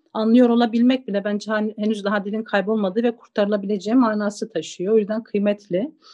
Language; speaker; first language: Turkish; non-native, local second language; Zaza